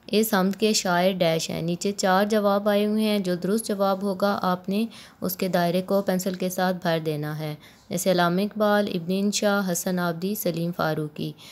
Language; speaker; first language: Urdu; non-native, local second language; Punjabi